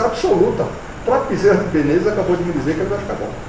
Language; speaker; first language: Portuguese; native; Portuguese